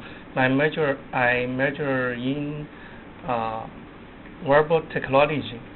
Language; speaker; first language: English; non-native, learner; Chinese